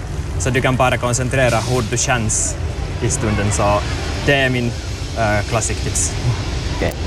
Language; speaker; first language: Swedish; non-native, learner; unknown